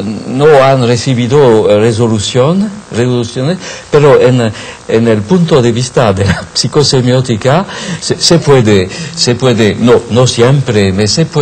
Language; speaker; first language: Spanish; non-native, fluent; French